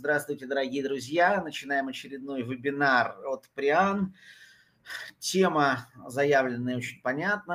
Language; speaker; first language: Russian; native; Russian